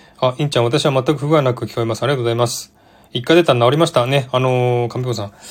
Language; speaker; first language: Japanese; native; Japanese